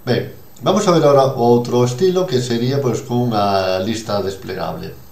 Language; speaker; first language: Spanish; non-native, local second language; Galician